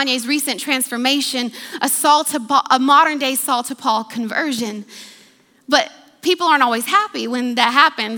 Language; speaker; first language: English; native; English